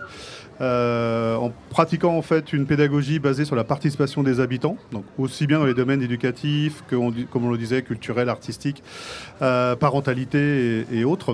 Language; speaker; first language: French; native; French